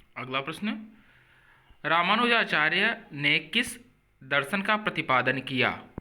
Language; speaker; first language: Hindi; native; Hindi